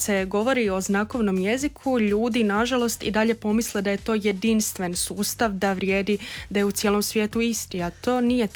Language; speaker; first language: Croatian; native; Croatian